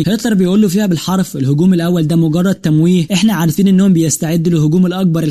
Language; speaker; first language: Arabic; native; Arabic